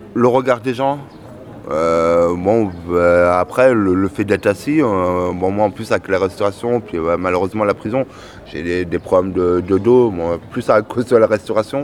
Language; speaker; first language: French; native; French